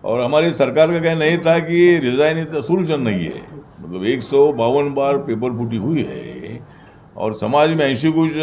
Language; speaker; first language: Hindi; non-native, local second language; Marathi